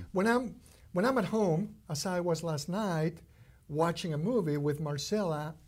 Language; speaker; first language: English; non-native, fluent; Spanish